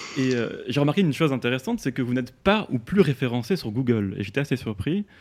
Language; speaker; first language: French; native; French